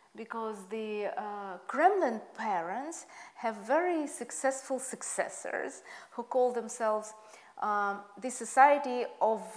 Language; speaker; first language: English; non-native, fluent; Russian